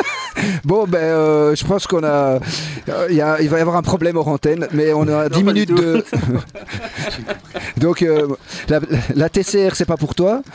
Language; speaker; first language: French; native; French